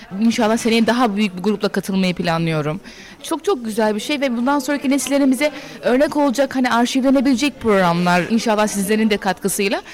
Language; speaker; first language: Turkish; early bilingual, heritage; Turkish